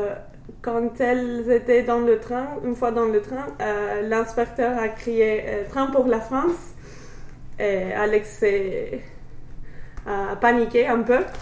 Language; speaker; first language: French; non-native, fluent; English